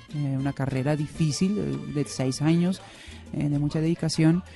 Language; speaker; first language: Spanish; non-native, fluent; Dutch